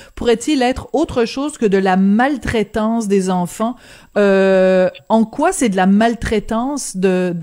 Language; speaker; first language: French; native; French